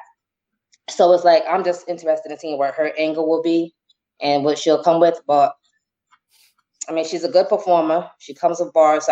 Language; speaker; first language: English; native; English